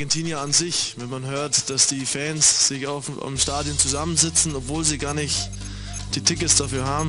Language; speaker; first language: German; native; German